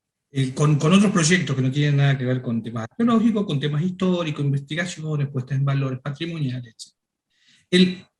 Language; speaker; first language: Spanish; native; Spanish